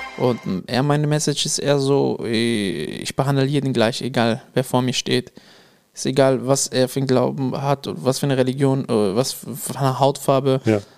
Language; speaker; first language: German; early bilingual, other home language; Arabic